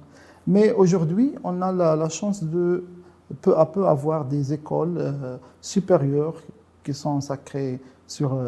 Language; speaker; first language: French; non-native, local second language; Arabic